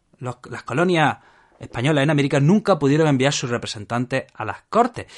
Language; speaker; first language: Spanish; native; Spanish